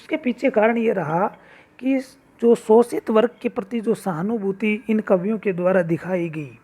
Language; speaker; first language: Hindi; native; Hindi